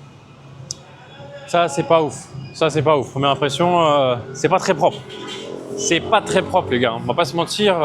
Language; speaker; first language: French; native; French